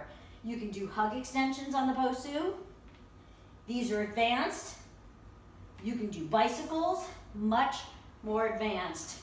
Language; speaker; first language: English; native; English